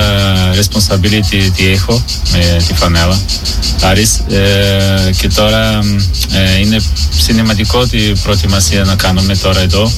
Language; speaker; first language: Greek; non-native, learner; Portuguese